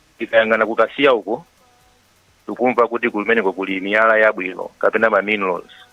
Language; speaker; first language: Nyanja; native; Nyanja